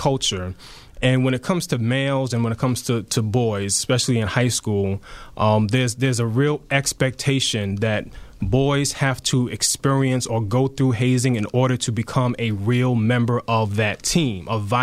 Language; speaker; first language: English; native; English